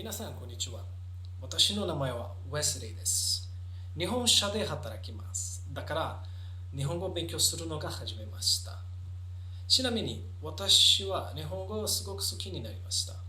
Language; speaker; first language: Japanese; non-native, learner; Portuguese